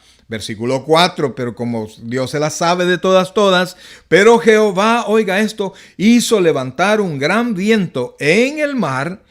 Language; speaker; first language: Spanish; native; Spanish